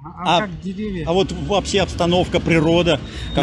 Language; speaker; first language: Russian; native; Russian